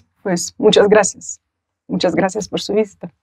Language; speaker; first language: Spanish; non-native, fluent; Ukrainian